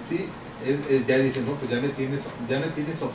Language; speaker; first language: Spanish; native; Spanish